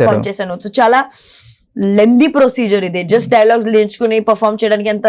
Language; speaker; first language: Telugu; non-native, learner; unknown